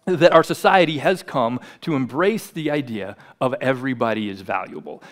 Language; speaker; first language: English; native; English